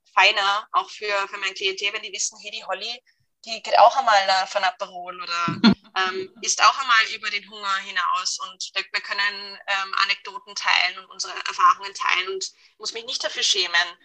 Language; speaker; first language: German; non-native, fluent; English